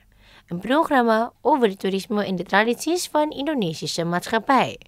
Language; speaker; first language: Dutch; non-native, fluent; Indonesian